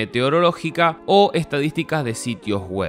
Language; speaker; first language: Spanish; native; Spanish